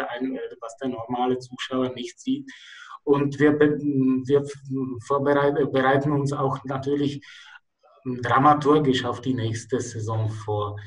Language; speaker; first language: German; non-native, fluent; Czech